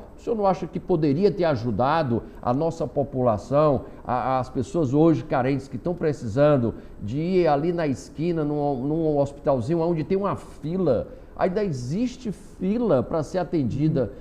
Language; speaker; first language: Portuguese; native; Portuguese